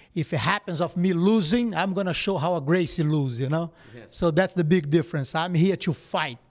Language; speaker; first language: English; non-native, fluent; Portuguese